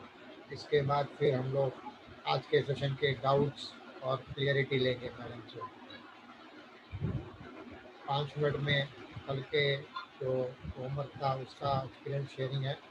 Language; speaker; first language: Hindi; native; Hindi